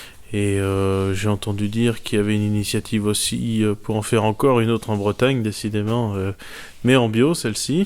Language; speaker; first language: French; native; French